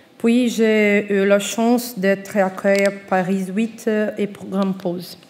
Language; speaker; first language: French; non-native, fluent; Portuguese